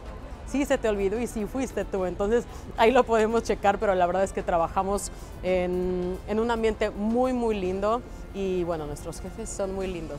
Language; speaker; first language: Spanish; native; Spanish